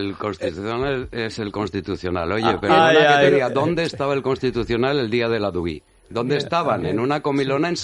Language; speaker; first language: Spanish; native; Spanish